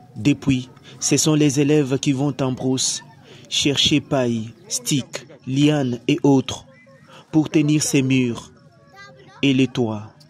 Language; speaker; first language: French; non-native, local second language; Luba-Lulua